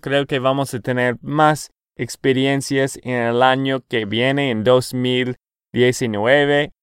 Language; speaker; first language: Spanish; non-native, fluent; English